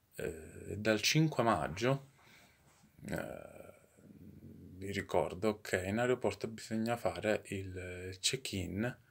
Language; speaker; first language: Italian; native; Italian